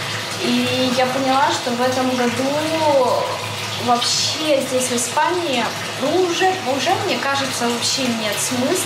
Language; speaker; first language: Russian; native; Russian